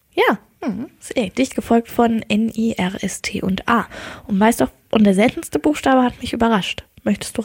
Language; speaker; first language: German; native; German